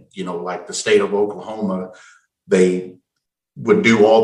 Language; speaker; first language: English; native; English